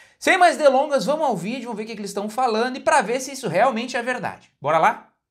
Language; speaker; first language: Portuguese; native; Portuguese